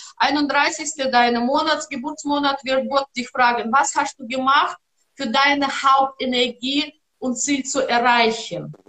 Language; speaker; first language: German; non-native, learner; Russian